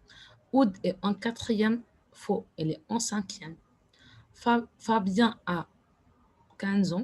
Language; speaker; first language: French; non-native, fluent; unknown